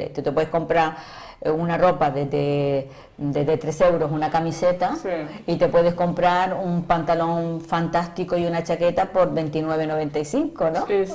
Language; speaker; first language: Spanish; native; Spanish